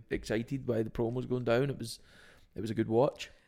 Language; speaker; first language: English; native; English